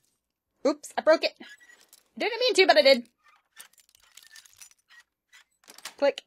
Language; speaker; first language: English; native; English